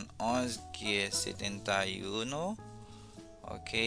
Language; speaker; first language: Spanish; non-native, fluent; Haitian Creole